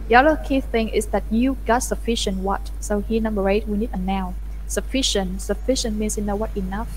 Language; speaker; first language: English; non-native, fluent; Vietnamese